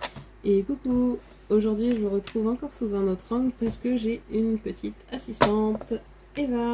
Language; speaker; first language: French; native; French